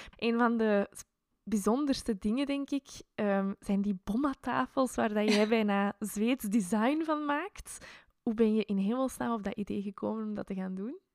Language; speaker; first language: Dutch; native; Dutch